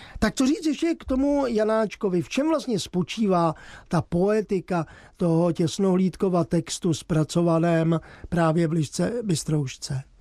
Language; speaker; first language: Czech; native; Czech